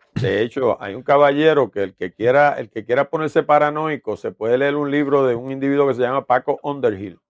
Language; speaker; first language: Spanish; early bilingual, heritage; Spanish